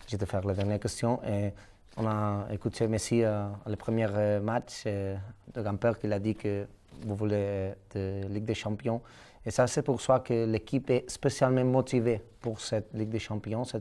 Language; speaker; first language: French; non-native, learner; Catalan